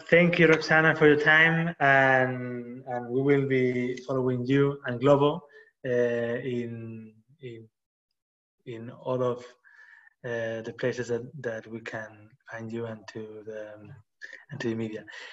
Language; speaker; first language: English; non-native, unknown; Spanish